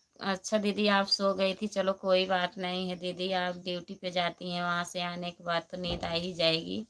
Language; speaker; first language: Hindi; native; Hindi